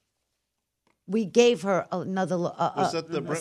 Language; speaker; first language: English; early bilingual, other home language; Italian